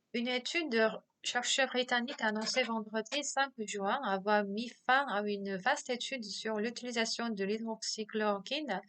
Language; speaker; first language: French; non-native, fluent; Korean